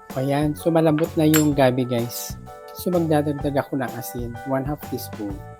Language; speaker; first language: Filipino; non-native, local second language; Iloko